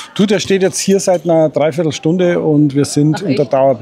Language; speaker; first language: German; native; German